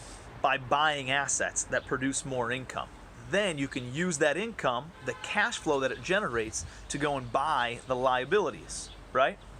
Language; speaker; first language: English; native; English